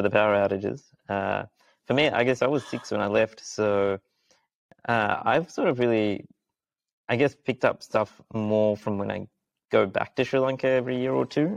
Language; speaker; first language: English; early bilingual, other home language; Sinhala